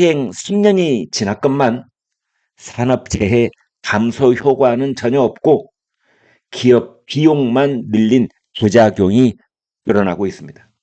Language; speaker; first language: Korean; native; Korean